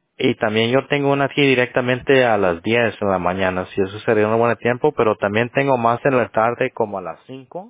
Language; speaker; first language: Spanish; early bilingual, heritage; Spanish